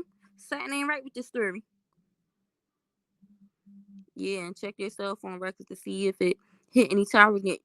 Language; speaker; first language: English; native; English